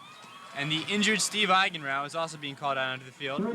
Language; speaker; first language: English; native; English